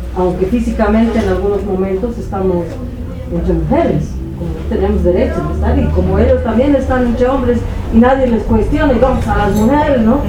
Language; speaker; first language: Spanish; native; Spanish